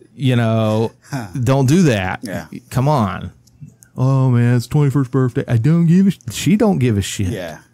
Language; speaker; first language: English; native; English